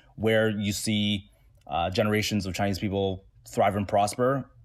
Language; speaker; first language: English; native; English